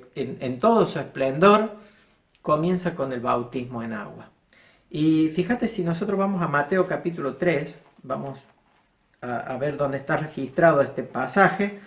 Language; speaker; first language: Spanish; native; Spanish